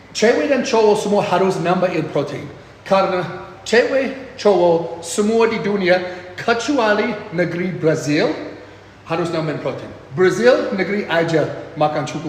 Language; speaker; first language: Indonesian; non-native, fluent; English